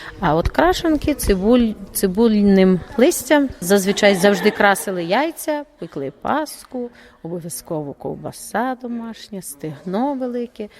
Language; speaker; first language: Ukrainian; native; Ukrainian